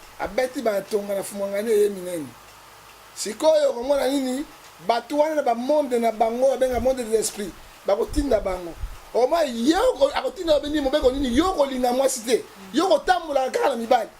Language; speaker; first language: Lingala; native; Lingala